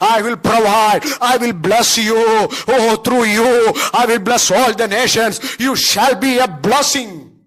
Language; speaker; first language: English; non-native, local second language; Malayalam